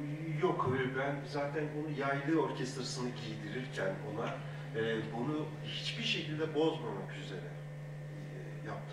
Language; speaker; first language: Turkish; native; Turkish